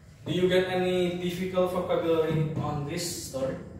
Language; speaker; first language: English; non-native, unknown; Indonesian